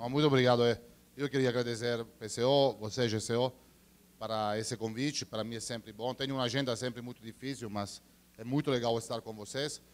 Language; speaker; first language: Portuguese; non-native, fluent; Italian